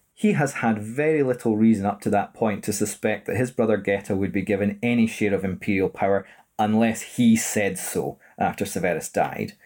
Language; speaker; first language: English; native; English